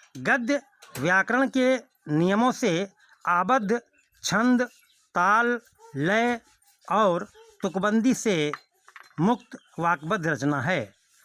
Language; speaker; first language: Hindi; native; Hindi